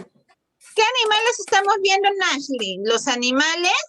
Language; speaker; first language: Spanish; native; Spanish